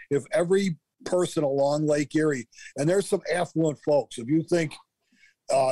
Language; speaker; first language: English; native; English